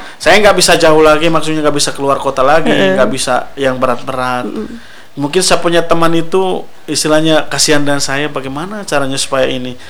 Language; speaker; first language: Indonesian; non-native, local second language; Sundanese